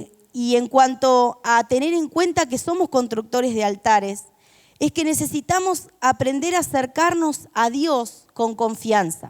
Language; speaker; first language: Spanish; native; Spanish